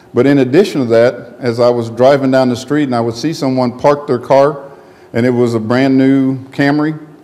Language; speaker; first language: English; native; English